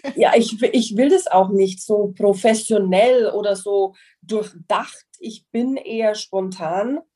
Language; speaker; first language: German; non-native, fluent; English